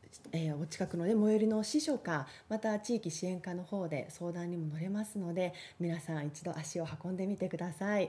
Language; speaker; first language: Japanese; native; Japanese